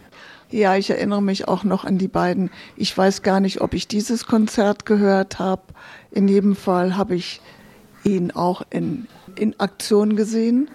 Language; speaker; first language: German; native; German